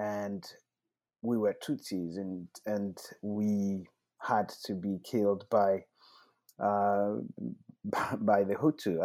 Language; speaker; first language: English; non-native, local second language; Kinyarwanda